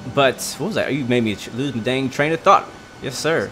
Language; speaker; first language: English; native; English